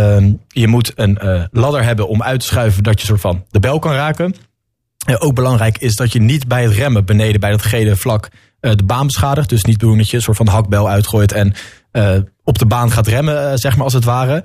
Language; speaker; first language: Dutch; native; Dutch